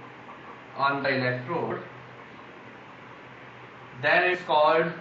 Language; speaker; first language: English; non-native, local second language; Hindi